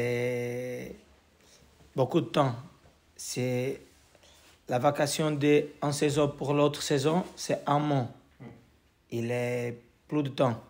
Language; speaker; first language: French; non-native, learner; Portuguese